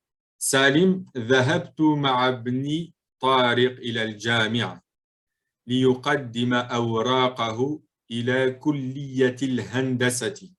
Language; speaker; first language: Arabic; non-native, fluent; French